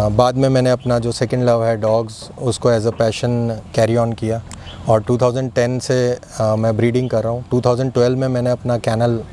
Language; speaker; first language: Hindi; native; Hindi